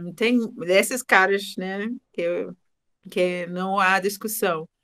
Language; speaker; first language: Portuguese; non-native, fluent; English